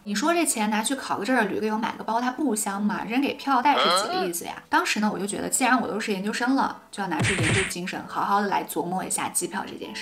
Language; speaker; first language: Chinese; native; Chinese